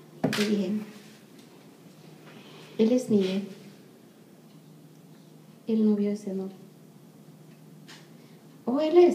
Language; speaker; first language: Spanish; native; Spanish